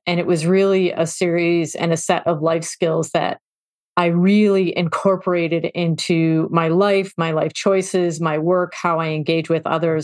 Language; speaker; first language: English; native; English